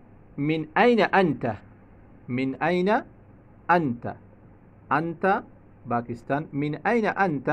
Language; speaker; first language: Arabic; non-native, fluent; Bangla